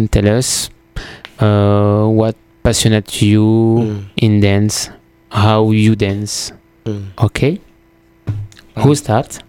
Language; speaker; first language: English; non-native, learner; French